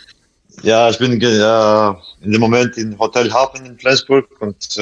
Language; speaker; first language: German; non-native, fluent; Latvian